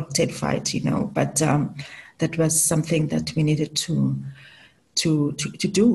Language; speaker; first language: English; non-native, local second language; Southern Sotho